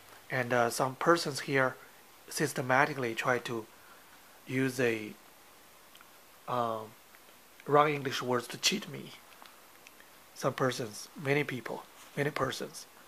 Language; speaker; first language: English; non-native, fluent; Chinese